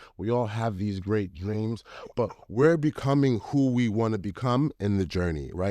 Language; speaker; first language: English; native; English